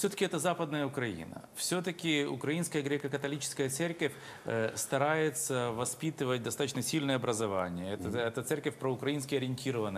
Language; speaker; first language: Ukrainian; native; Ukrainian